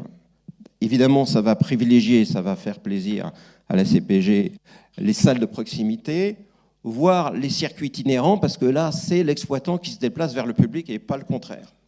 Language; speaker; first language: French; native; French